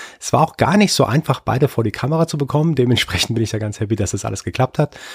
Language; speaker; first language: German; early bilingual, other home language; Persian